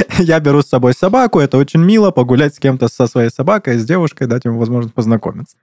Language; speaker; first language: Russian; native; Russian